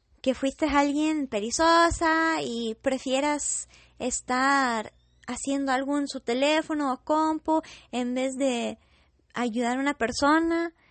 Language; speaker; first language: Spanish; non-native, fluent; English